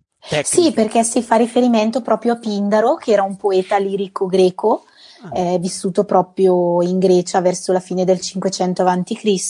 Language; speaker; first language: Italian; native; Italian